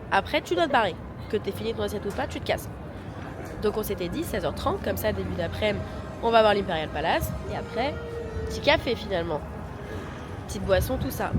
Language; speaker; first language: French; native; French